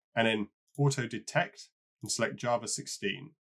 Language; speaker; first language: English; native; English